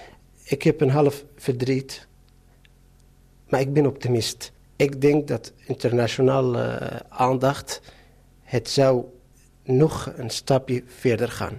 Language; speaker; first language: Dutch; non-native, fluent; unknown